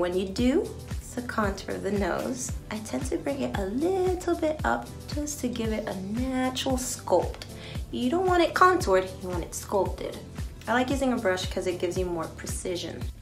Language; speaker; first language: English; early bilingual, other home language; Spanish